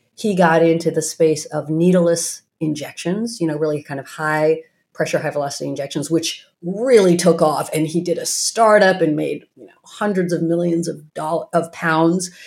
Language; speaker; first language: English; native; English